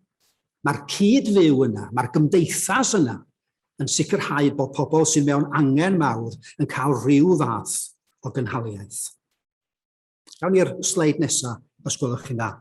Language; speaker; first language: Welsh; native; Welsh